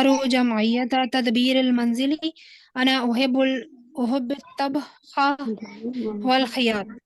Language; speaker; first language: Arabic; non-native, learner; Urdu